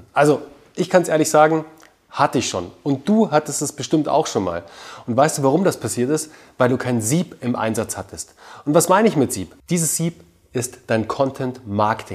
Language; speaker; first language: German; native; German